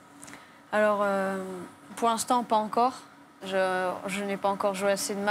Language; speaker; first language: French; native; French